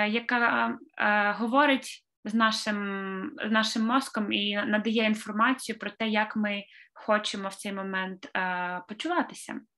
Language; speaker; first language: Ukrainian; native; Ukrainian